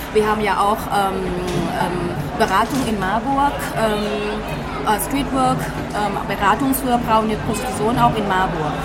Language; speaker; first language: German; non-native, fluent; Thai